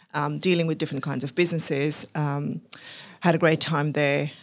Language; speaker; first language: English; non-native, local second language; Urdu